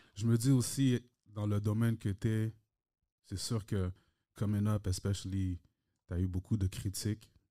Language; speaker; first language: French; early bilingual, heritage; French